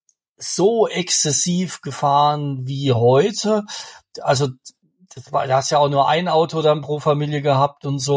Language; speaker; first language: German; native; German